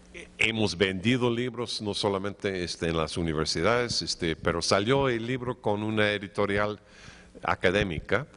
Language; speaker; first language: Spanish; non-native, fluent; English